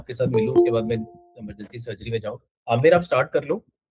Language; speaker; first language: Hindi; native; Hindi